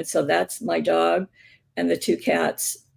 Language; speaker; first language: English; native; English